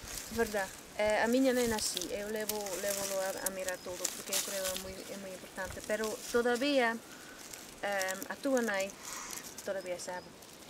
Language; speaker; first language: Galician; non-native, learner; Dutch